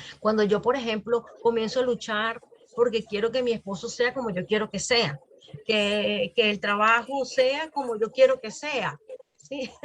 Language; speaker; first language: Spanish; native; Spanish